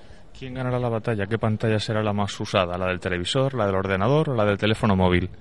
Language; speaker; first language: Spanish; native; Spanish